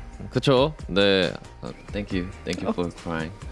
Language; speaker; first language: English; non-native, learner; Korean